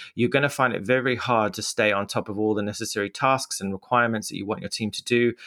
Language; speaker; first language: English; native; English